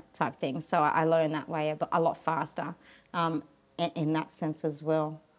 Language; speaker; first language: English; native; English